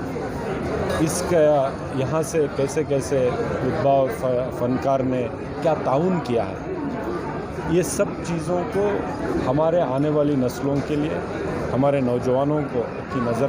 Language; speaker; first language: Urdu; native; Urdu